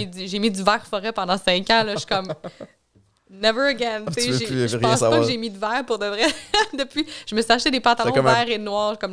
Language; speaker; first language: French; native; French